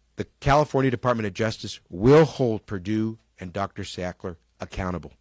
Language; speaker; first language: English; early bilingual, other home language; Spanish